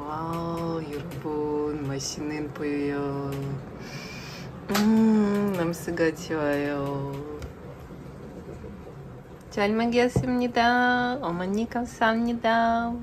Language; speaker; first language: Korean; non-native, learner; Russian